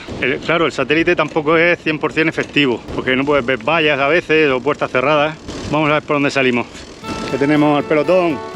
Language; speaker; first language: Spanish; native; Spanish